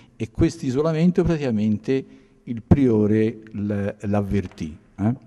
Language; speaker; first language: Italian; native; Italian